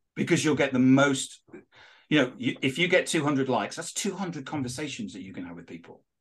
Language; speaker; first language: English; native; English